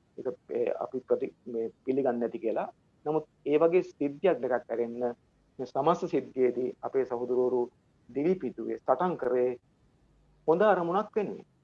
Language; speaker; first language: Sinhala; native; Sinhala